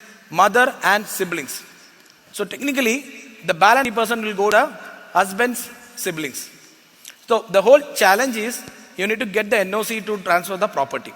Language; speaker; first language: English; non-native, local second language; Malayalam